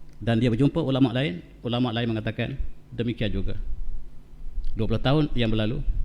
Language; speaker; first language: Malay; native; Malay